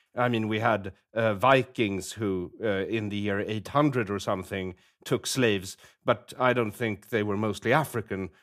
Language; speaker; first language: English; non-native, fluent; Swedish